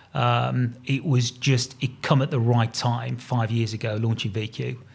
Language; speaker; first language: English; native; English